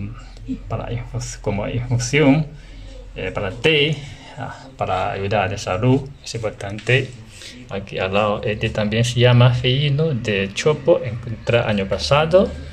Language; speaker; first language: Spanish; non-native, learner; Chinese